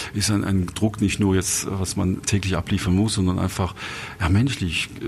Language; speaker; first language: German; non-native, fluent; French